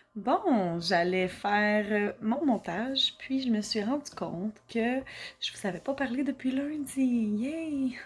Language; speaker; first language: French; native; French